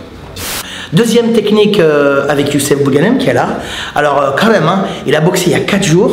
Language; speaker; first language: French; native; French